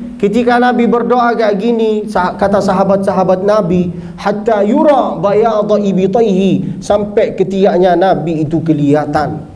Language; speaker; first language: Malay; non-native, fluent; Arabic